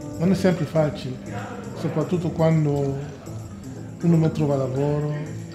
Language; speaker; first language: Italian; non-native, fluent; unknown